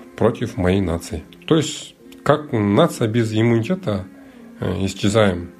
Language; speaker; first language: Russian; early bilingual, other home language; Mongolian